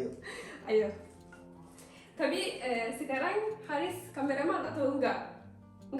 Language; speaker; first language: Indonesian; non-native, learner; Turkish